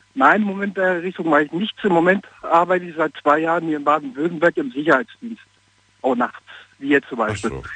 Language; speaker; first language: German; native; German